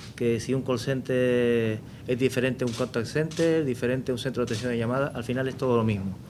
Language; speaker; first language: Spanish; native; Spanish